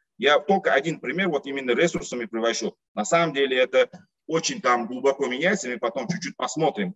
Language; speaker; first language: Russian; non-native, local second language; Uzbek